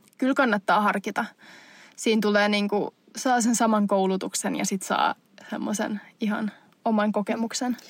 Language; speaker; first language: Finnish; native; Finnish